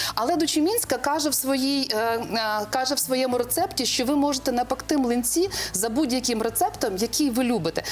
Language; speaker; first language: Ukrainian; native; Ukrainian